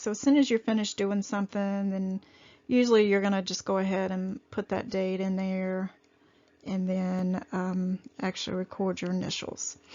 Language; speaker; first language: English; native; English